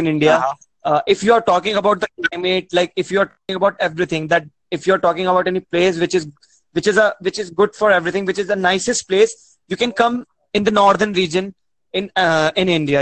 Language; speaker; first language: English; non-native, local second language; Hindi